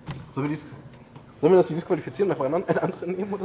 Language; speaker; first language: German; native; German